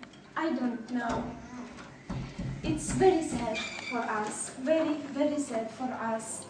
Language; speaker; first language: English; non-native, learner; Arabic